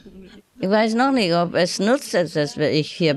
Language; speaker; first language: German; non-native, learner; Vietnamese